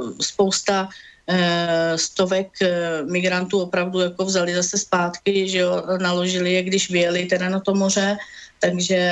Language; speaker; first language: Czech; native; Czech